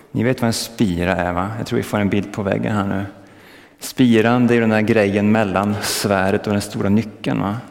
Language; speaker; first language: Swedish; early bilingual, other home language; French